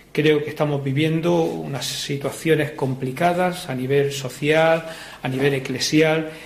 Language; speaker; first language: Spanish; native; Spanish